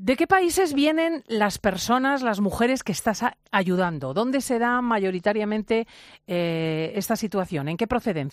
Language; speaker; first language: Spanish; native; Spanish